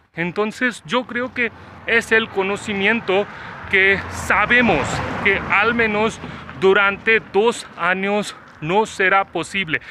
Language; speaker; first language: Spanish; non-native, fluent; Hindi